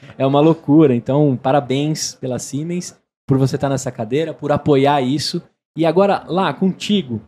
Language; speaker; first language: Portuguese; native; Portuguese